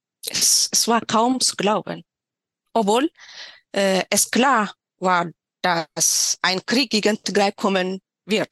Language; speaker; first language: German; non-native, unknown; Tigrinya